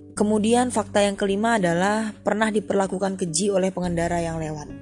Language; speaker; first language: Indonesian; non-native, fluent; English